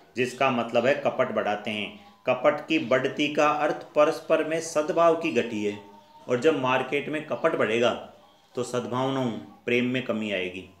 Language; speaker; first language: Hindi; native; Hindi